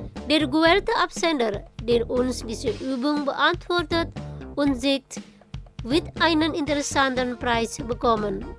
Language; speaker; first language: German; non-native, fluent; Indonesian